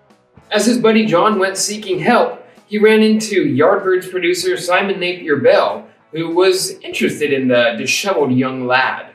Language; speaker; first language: English; native; English